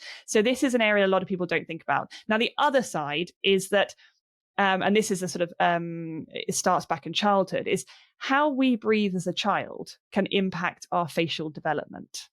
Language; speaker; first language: English; native; English